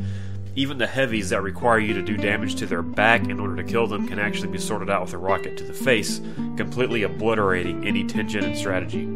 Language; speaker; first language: English; native; English